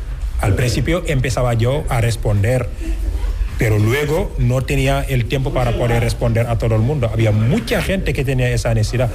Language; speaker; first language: Spanish; non-native, fluent; Wolof